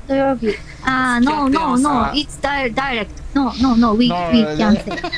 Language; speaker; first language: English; non-native, learner; Japanese